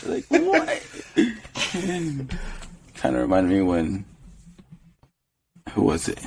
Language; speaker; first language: English; native; English